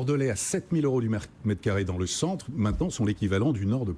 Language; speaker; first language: French; native; French